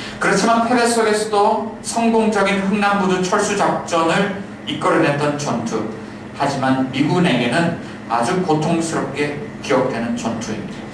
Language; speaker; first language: Korean; native; Korean